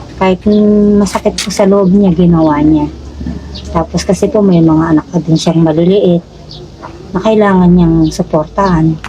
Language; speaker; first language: Filipino; non-native, local second language; Pampanga